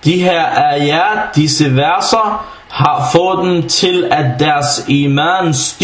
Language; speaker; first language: Danish; non-native, fluent; Arabic